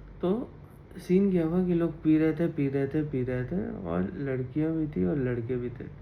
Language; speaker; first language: Hindi; non-native, local second language; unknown